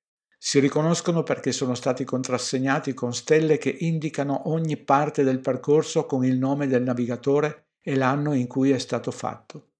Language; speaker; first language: Italian; native; Italian